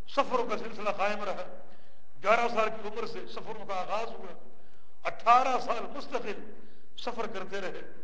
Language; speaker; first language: Urdu; native; Urdu